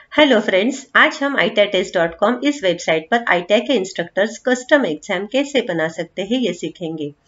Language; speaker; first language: Hindi; non-native, local second language; Marathi